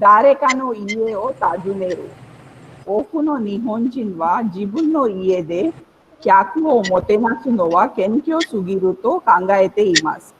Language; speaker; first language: Japanese; non-native, fluent; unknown